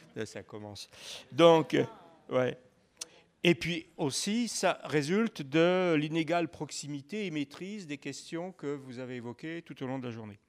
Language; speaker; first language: French; native; French